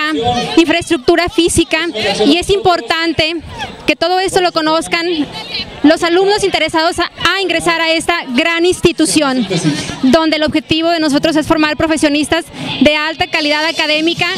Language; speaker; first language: Spanish; native; Spanish